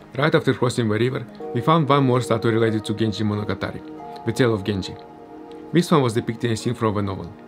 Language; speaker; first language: English; early bilingual, other home language; Estonian